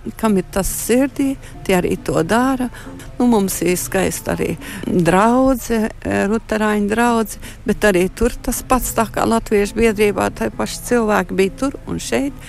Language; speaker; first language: Latvian; early bilingual, heritage; Latvian